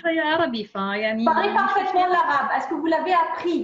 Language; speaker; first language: French; non-native, fluent; Arabic